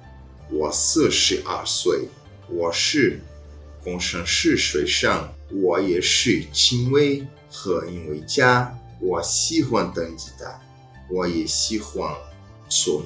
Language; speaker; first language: Chinese; non-native, learner; Portuguese